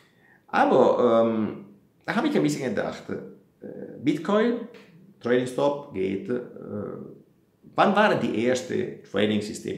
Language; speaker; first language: German; non-native, fluent; Italian